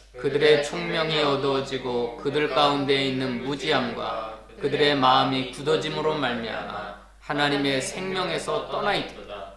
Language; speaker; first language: Korean; native; Korean